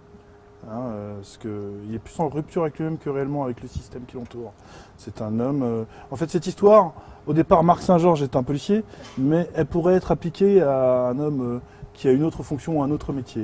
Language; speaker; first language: French; native; French